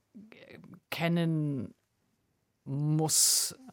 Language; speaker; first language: German; native; German